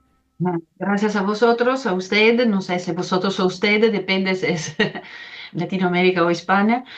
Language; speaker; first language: Spanish; non-native, fluent; Italian